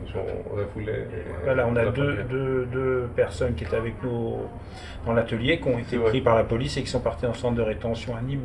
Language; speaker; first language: French; native; French